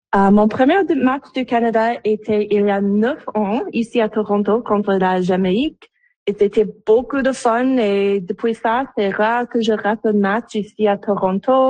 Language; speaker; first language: French; non-native, local second language; English